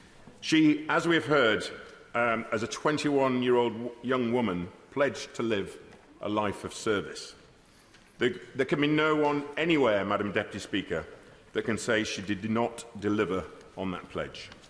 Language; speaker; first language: English; native; English